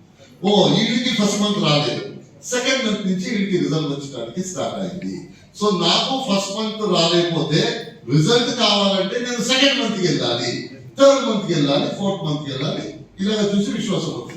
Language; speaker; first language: Telugu; non-native, fluent; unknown